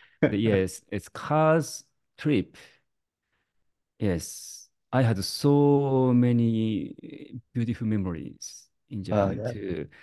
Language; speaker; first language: English; non-native, learner; Japanese